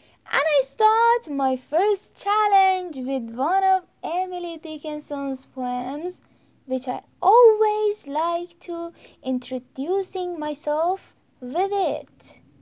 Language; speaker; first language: English; non-native, learner; Persian